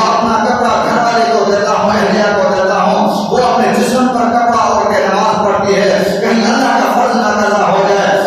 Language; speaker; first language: Urdu; non-native, local second language; Sindhi